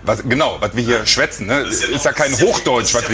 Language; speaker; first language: German; native; German